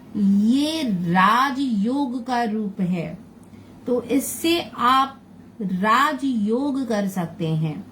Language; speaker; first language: Hindi; non-native, local second language; Bangla